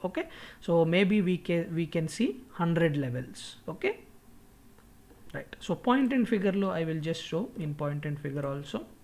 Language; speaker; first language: English; non-native, local second language; Telugu